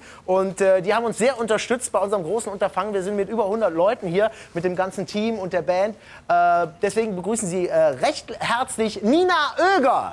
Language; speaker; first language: German; native; German